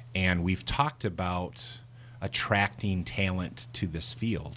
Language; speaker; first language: English; native; English